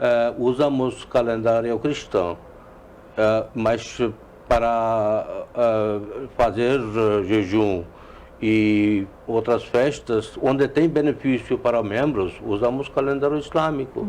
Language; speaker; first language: Portuguese; non-native, fluent; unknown